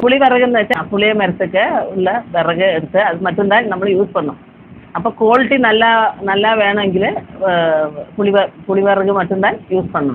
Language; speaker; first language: Tamil; non-native, learner; Malayalam